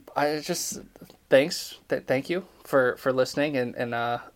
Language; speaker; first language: English; native; English